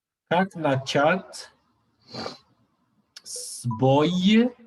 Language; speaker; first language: Russian; non-native, learner; Portuguese